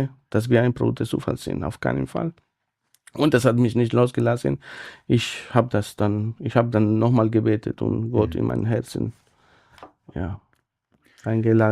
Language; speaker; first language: German; non-native, fluent; Spanish